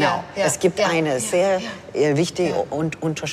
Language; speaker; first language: German; non-native, fluent; English